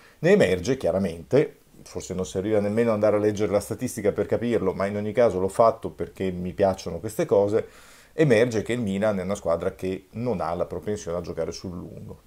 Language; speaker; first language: Italian; native; Italian